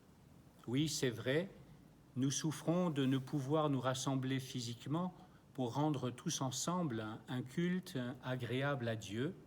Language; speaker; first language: French; native; French